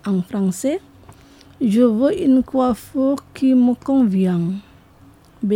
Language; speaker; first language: French; non-native, fluent; Indonesian